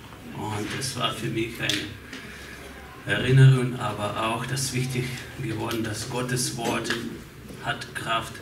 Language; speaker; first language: German; non-native, fluent; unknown